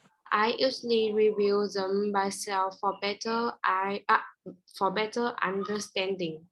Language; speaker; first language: English; non-native, learner; Vietnamese